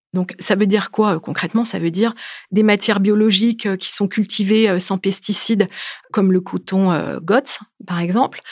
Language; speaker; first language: French; native; French